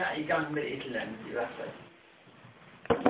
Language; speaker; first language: Danish; non-native, fluent; Arabic